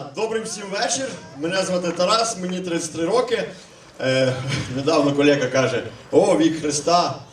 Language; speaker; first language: Ukrainian; native; Ukrainian